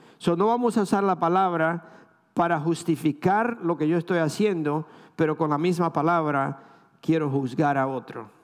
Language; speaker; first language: Spanish; native; Spanish